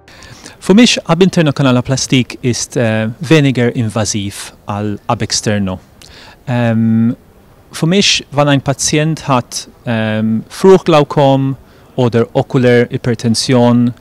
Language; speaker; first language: German; non-native, fluent; English